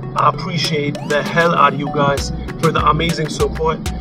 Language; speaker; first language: English; native; English